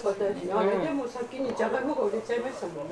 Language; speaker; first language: Japanese; native; Japanese